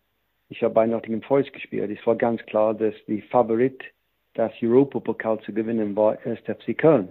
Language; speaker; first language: German; non-native, fluent; English